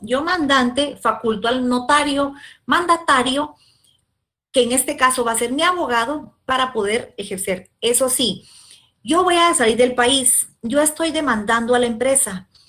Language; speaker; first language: Spanish; native; Spanish